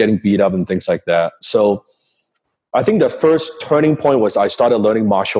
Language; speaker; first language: English; non-native, local second language; Cantonese